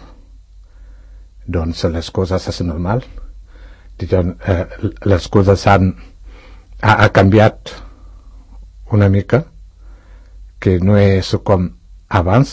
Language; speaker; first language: Catalan; non-native, fluent; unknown